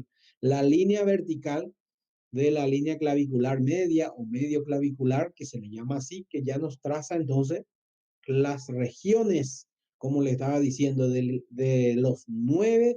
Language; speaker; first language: Spanish; native; Spanish